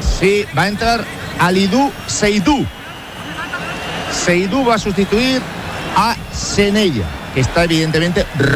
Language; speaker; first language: Spanish; native; Spanish